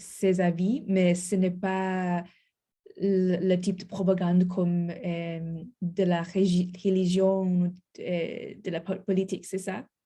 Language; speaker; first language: French; non-native, learner; English